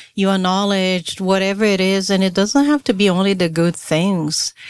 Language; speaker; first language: English; non-native, fluent; Portuguese